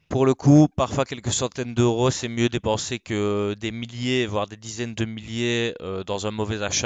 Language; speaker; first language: French; native; French